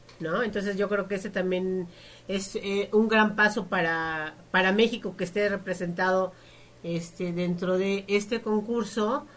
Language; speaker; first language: Spanish; native; Spanish